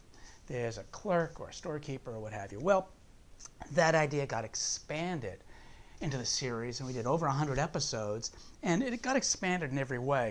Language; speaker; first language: English; native; English